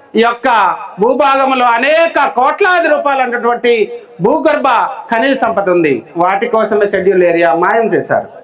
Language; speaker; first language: Telugu; non-native, local second language; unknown